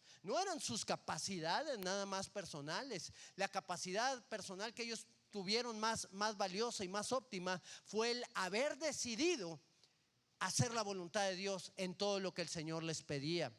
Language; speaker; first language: Spanish; native; Spanish